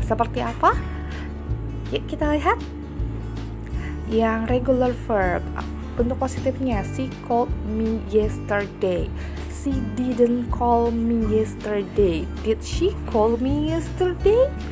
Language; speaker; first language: English; non-native, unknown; Indonesian